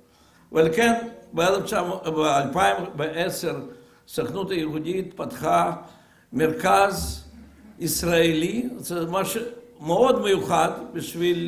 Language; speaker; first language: Hebrew; non-native, fluent; Russian